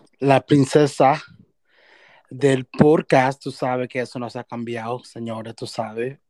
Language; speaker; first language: Spanish; early bilingual, heritage; Spanish